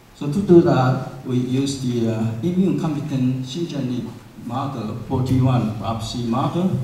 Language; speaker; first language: English; non-native, fluent; Chinese